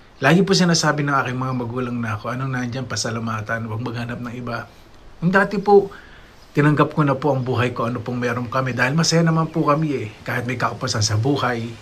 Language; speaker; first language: Filipino; native; Filipino